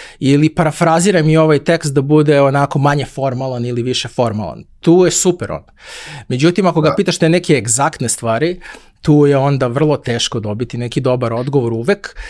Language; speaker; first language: Serbian; native; Serbian